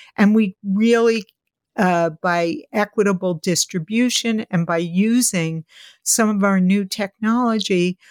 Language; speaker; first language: English; native; English